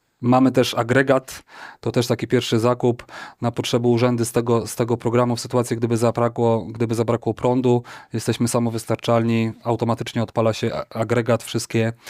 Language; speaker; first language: Polish; native; Polish